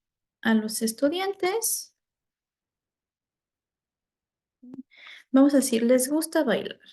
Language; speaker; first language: Spanish; non-native, fluent; English